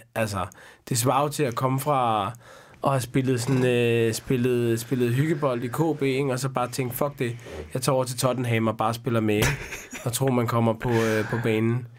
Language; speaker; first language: Danish; early bilingual, other home language; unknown